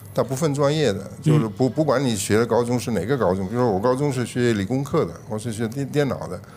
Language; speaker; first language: Chinese; non-native, fluent; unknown